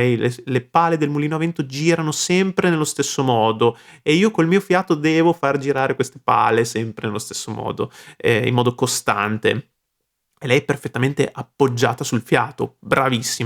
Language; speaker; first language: Italian; native; Italian